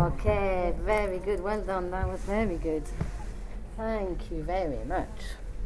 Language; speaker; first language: English; native; English